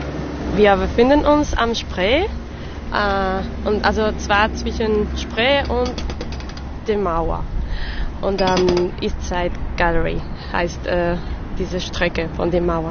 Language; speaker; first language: German; non-native, learner; French